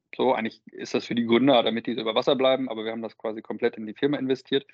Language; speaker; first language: German; native; German